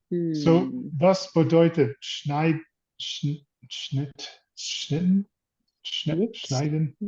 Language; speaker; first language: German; non-native, learner; English